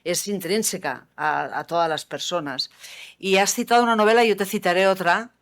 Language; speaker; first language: Spanish; non-native, local second language; Catalan